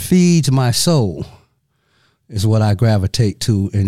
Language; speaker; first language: English; native; English